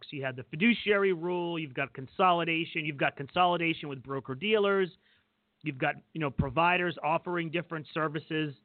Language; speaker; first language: English; native; English